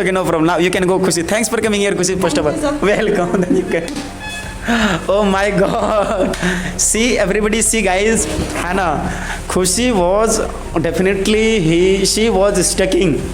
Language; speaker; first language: English; non-native, local second language; Hindi